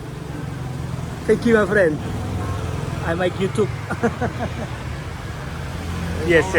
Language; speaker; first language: English; non-native, learner; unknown